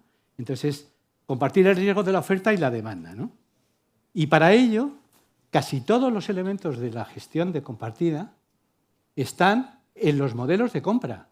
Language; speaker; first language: Spanish; native; Spanish